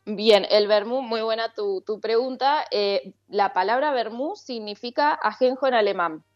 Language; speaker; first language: Spanish; native; Spanish